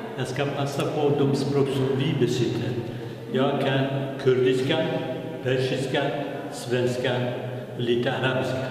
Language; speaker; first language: Swedish; non-native, fluent; Kurdish